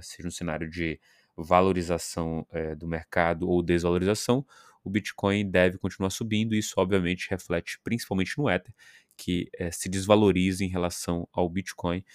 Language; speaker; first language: Portuguese; native; Portuguese